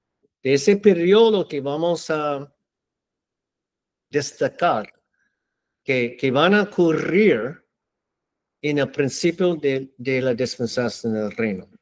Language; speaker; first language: Spanish; non-native, learner; English